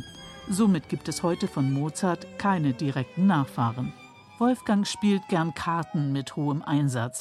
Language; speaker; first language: German; native; German